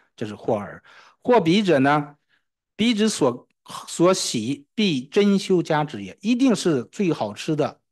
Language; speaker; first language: Chinese; native; Chinese